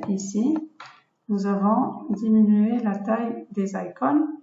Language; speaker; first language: French; non-native, local second language; Arabic